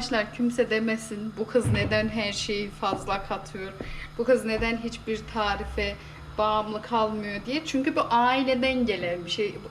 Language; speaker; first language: Turkish; native; Turkish